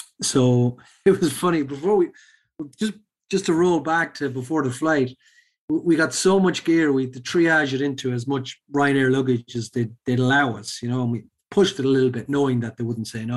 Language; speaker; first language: English; native; English